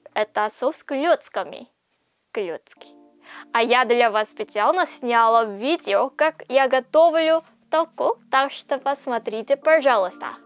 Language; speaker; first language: Russian; non-native, fluent; Korean